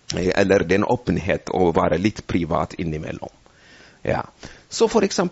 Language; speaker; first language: Norwegian; non-native, fluent; Amharic